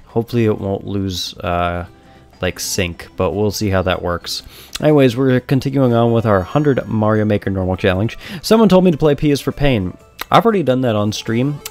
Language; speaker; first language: English; native; English